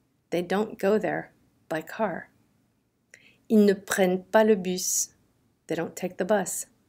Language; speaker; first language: English; native; English